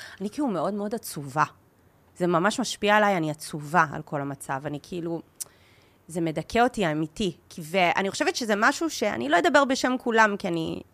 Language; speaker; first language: Hebrew; early bilingual, heritage; English